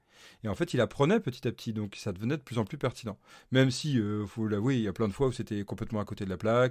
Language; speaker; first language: French; native; French